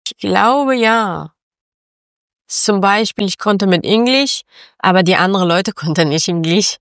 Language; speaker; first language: German; non-native, learner; Persian